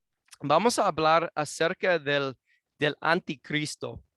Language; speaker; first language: Spanish; non-native, fluent; English